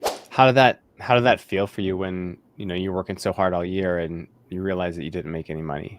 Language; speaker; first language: English; native; English